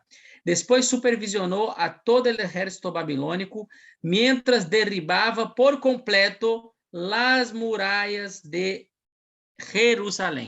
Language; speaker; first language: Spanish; non-native, fluent; Portuguese